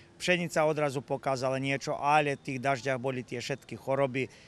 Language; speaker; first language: Slovak; native; Slovak